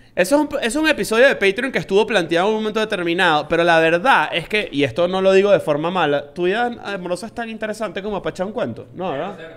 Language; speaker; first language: Spanish; native; Spanish